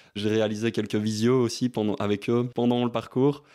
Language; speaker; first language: French; native; French